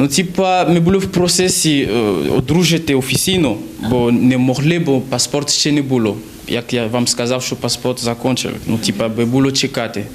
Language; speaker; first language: Ukrainian; non-native, learner; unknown